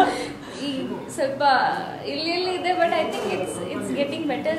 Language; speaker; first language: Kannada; non-native, fluent; Hindi